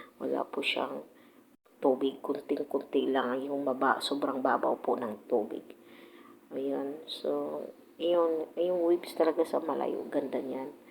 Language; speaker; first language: Filipino; non-native, local second language; Cebuano